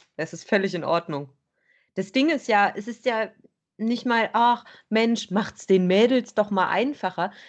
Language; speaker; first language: German; native; German